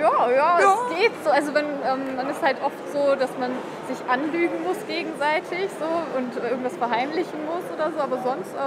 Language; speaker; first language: German; native; German